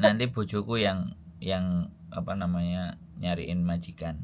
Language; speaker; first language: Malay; non-native, local second language; Javanese